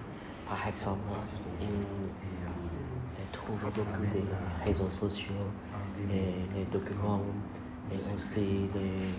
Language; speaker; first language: French; non-native, learner; Vietnamese